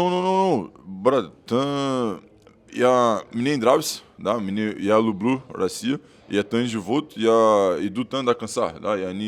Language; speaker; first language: Russian; non-native, learner; Portuguese